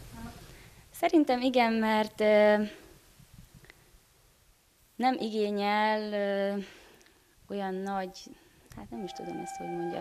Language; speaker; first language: Hungarian; native; Hungarian